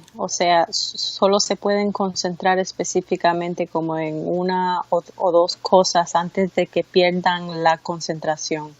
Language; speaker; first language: Spanish; early bilingual, heritage; Spanish